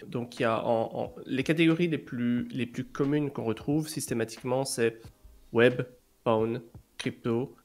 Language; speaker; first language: French; native; French